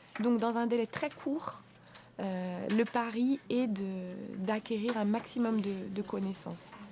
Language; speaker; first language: French; native; French